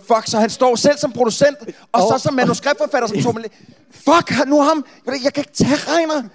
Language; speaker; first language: Danish; native; Danish